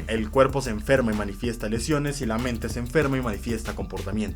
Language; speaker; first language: Spanish; native; Spanish